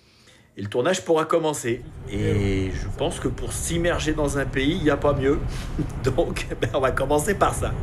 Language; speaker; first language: French; native; French